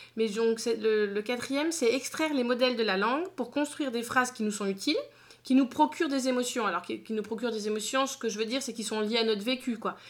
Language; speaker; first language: French; native; French